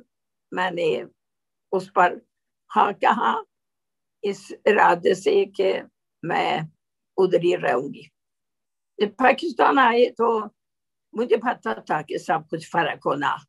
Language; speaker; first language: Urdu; non-native, learner; Swedish